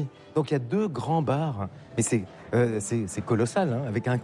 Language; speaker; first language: French; native; French